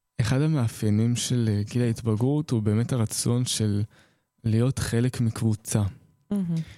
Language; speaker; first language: Hebrew; native; Hebrew